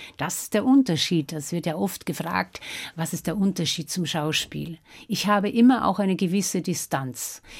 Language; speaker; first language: German; non-native, local second language; Swiss German